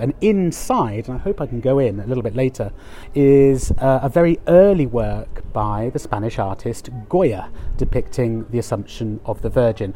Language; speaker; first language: English; native; English